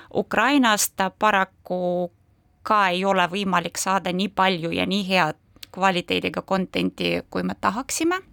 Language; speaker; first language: Estonian; non-native, local second language; Russian